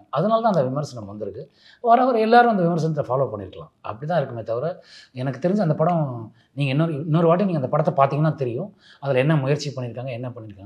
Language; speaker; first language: Tamil; native; Tamil